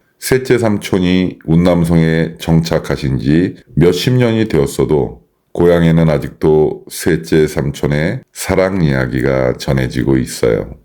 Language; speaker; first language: Korean; non-native, fluent; Chinese